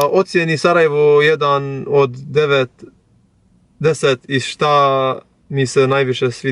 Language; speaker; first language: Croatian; non-native, learner; Albanian